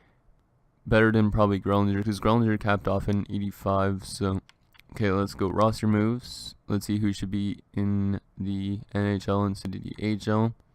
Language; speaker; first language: English; native; English